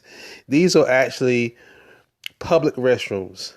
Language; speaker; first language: English; native; English